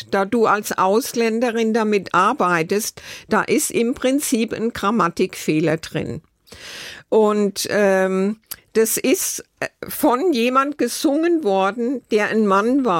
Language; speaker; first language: German; native; German